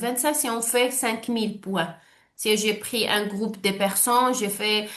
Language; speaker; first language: French; non-native, learner; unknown